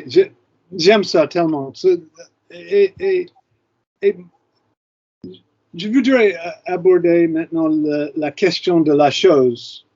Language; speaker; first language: French; non-native, fluent; English